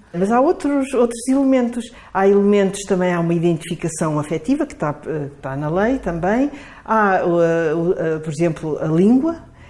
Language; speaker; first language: Portuguese; native; Portuguese